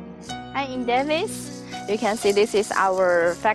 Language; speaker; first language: English; non-native, learner; Chinese